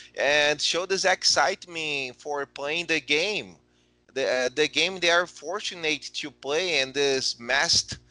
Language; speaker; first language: English; non-native, fluent; Portuguese